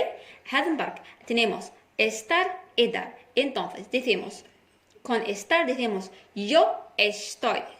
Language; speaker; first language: Spanish; non-native, fluent; Arabic